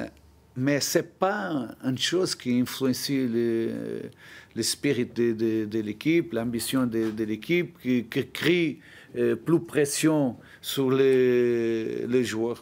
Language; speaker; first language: French; non-native, learner; Portuguese